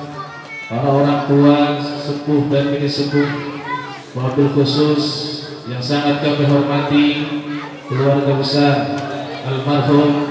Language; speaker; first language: Indonesian; native; Indonesian